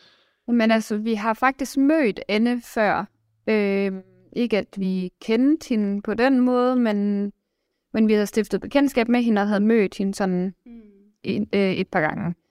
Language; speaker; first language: Danish; native; Danish